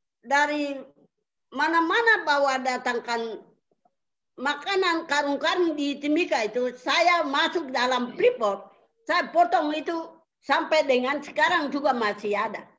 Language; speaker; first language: Indonesian; non-native, local second language; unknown